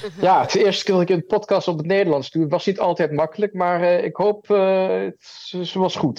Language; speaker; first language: Dutch; early bilingual, heritage; German